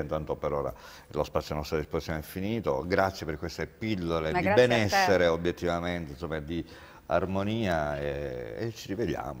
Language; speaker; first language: Italian; native; Italian